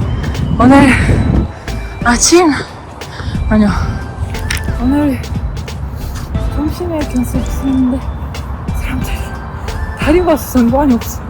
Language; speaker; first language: Korean; non-native, learner; Ukrainian